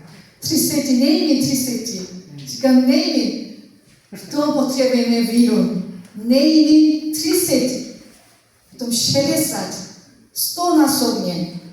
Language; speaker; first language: Czech; non-native, learner; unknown